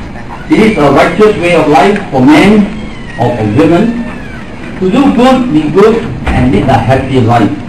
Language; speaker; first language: English; non-native, local second language; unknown